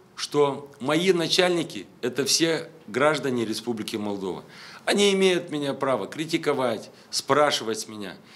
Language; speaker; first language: Russian; native; Russian